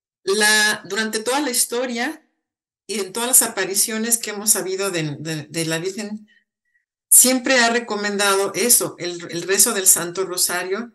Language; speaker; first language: Spanish; native; Spanish